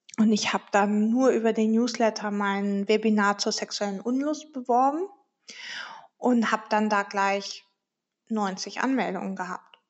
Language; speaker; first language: German; early bilingual, heritage; German